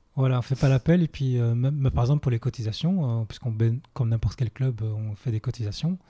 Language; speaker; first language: French; native; French